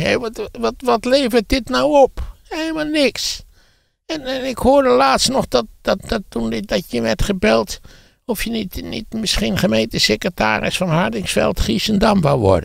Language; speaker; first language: Dutch; native; Dutch